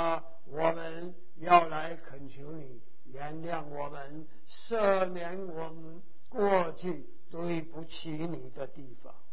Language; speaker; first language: Chinese; native; Chinese